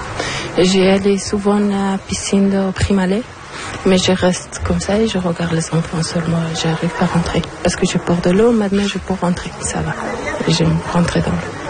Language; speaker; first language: French; non-native, learner; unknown